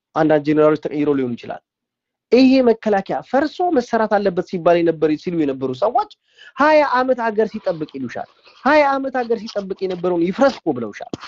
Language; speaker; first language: Amharic; non-native, local second language; Tigrinya